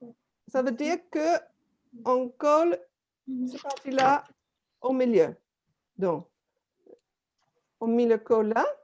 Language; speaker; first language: French; non-native, fluent; English